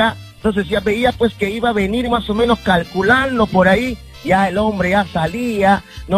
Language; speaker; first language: Spanish; native; Spanish